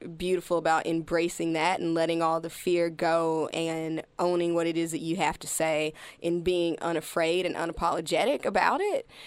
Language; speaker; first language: English; native; English